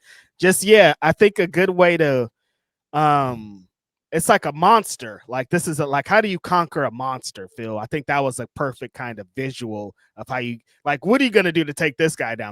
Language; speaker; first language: English; native; English